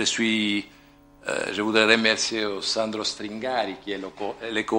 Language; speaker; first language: French; non-native, fluent; Italian